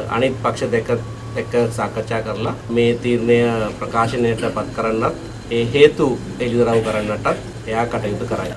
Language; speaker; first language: Sinhala; non-native, local second language; Tamil